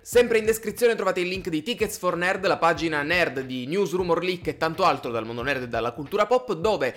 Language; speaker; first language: Italian; native; Italian